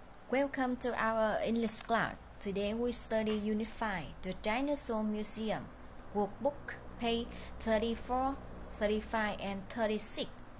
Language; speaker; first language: English; non-native, fluent; Vietnamese